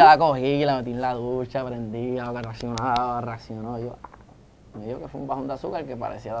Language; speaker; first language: Spanish; native; Spanish